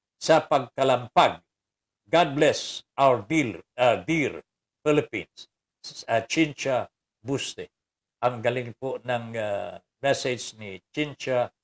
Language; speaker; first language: Filipino; native; Filipino